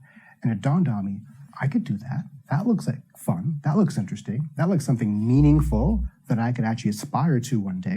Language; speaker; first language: English; native; English